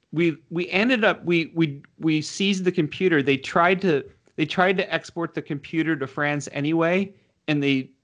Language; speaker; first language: English; native; English